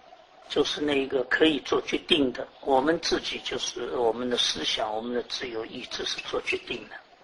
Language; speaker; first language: Chinese; native; Chinese